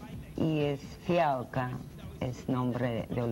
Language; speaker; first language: Spanish; non-native, learner; Russian